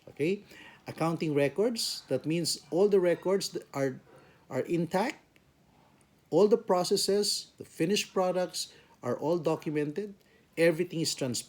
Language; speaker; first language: English; non-native, local second language; Filipino